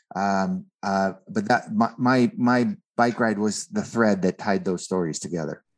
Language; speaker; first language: English; native; English